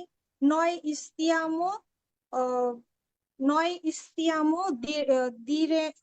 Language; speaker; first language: Italian; non-native, learner; Bangla